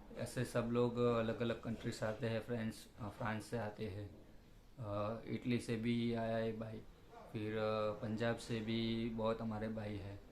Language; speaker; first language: Hindi; non-native, local second language; Gujarati